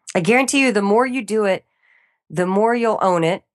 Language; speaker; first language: English; native; English